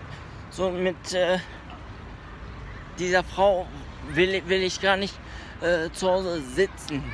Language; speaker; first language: German; early bilingual, other home language; Turkish